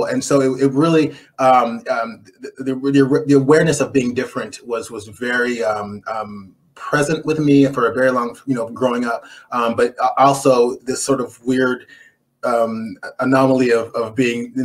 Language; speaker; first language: English; native; English